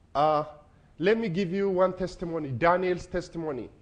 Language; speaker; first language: English; non-native, fluent; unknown